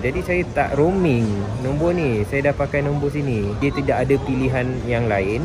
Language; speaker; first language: Malay; native; Malay